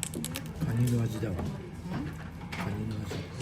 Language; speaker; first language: Japanese; native; Japanese